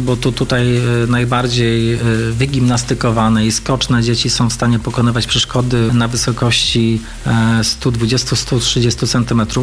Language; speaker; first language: Polish; native; Polish